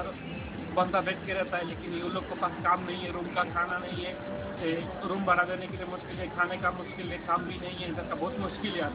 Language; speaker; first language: Hindi; non-native, learner; Bangla